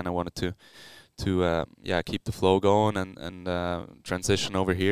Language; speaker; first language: English; non-native, fluent; Swiss German